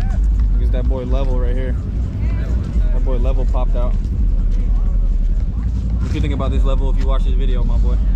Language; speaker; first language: English; native; English